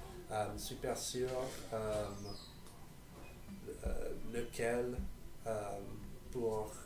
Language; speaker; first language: French; non-native, learner; English